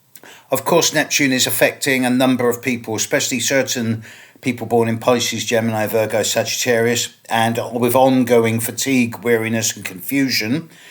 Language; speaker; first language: English; native; English